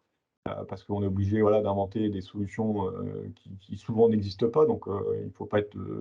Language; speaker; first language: French; native; French